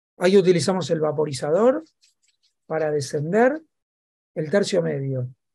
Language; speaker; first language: Spanish; native; Spanish